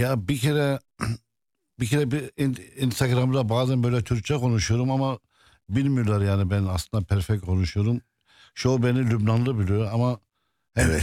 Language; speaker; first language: Turkish; non-native, local second language; Arabic